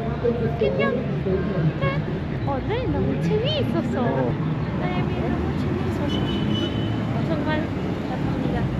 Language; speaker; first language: Korean; non-native, learner; Spanish